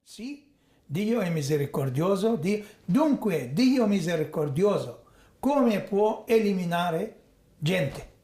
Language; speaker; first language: Italian; non-native, fluent; Arabic